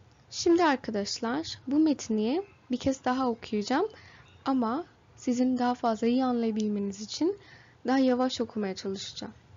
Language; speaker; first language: Turkish; non-native, learner; Bangla